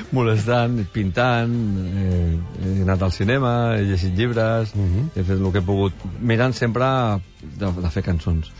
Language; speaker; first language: Catalan; non-native, local second language; Spanish